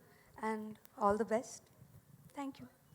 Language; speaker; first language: Telugu; non-native, learner; Tamil